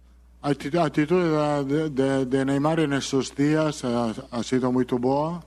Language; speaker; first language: Portuguese; non-native, learner; Italian